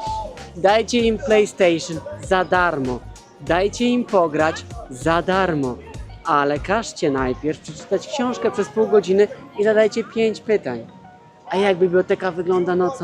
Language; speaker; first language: Polish; native; Polish